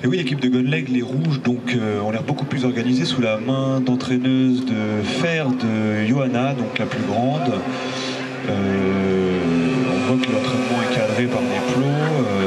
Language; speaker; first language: French; native; French